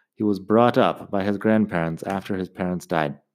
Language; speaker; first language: Spanish; non-native, fluent; English